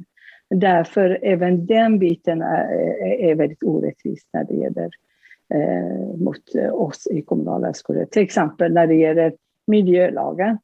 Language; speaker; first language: Swedish; non-native, fluent; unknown